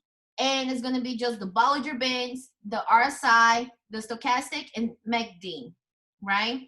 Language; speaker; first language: English; non-native, fluent; Portuguese